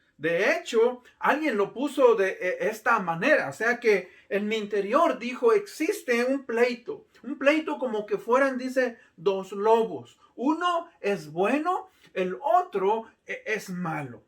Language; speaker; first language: Spanish; native; Spanish